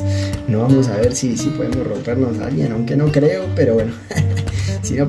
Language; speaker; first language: Spanish; native; Spanish